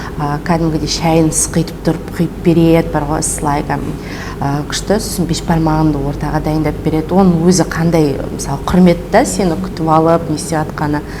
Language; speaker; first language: Kazakh; non-native, local second language; Russian